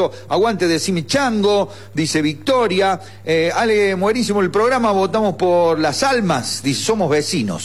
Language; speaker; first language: Spanish; native; Spanish